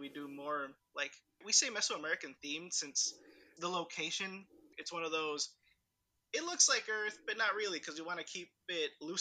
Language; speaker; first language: English; early bilingual, other home language; Spanish